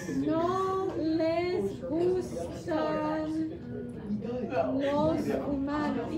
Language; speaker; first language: Spanish; non-native, fluent; English